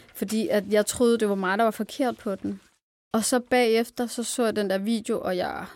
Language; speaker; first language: Danish; early bilingual, other home language; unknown